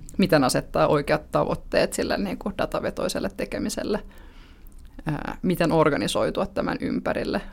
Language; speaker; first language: Finnish; native; Finnish